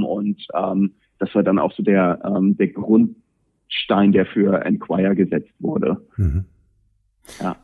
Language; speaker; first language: German; native; German